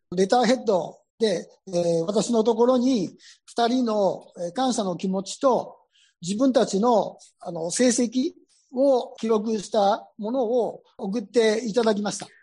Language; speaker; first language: Japanese; native; Japanese